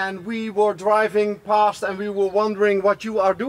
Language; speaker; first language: English; non-native, fluent; Dutch